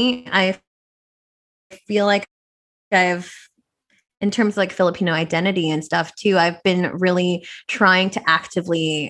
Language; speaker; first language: English; native; English